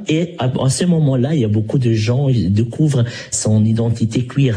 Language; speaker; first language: French; non-native, local second language; Arabic